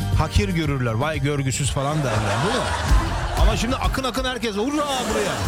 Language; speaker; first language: Turkish; early bilingual, heritage; Turkish